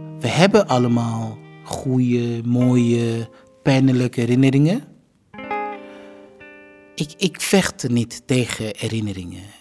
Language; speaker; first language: Dutch; non-native, fluent; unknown